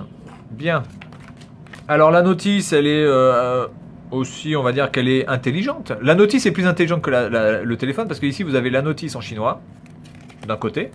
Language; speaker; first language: French; native; French